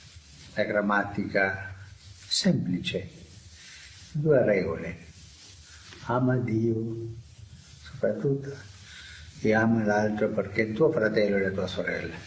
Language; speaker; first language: Italian; early bilingual, heritage; Italian